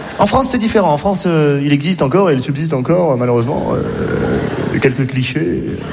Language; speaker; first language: French; native; French